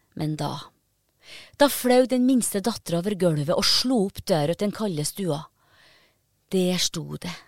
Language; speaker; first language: Norwegian; native; Norwegian